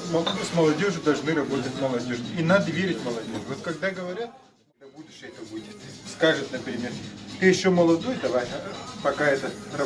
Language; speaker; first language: Russian; non-native, local second language; Yakut